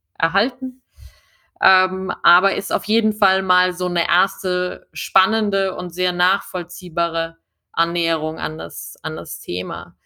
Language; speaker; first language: German; native; German